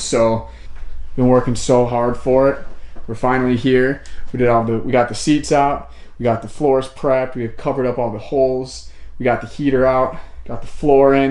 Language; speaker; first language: English; native; English